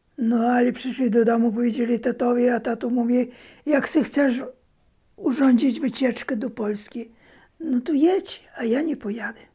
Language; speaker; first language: Polish; early bilingual, heritage; Polish